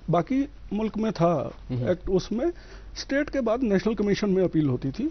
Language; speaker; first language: Hindi; native; Hindi